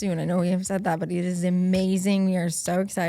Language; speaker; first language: English; native; English